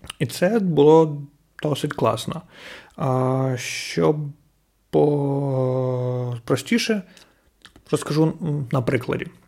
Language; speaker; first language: Ukrainian; non-native, local second language; Russian